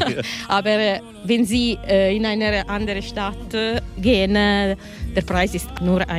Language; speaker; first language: German; non-native, learner; Italian